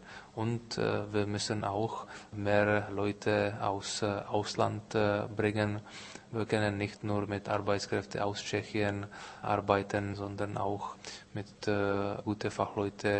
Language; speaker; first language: German; non-native, fluent; Czech